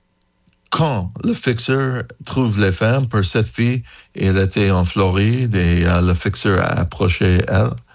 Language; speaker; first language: French; non-native, learner; English